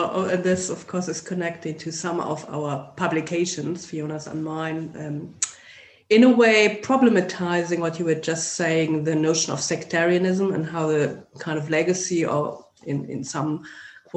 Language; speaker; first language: English; non-native, fluent; German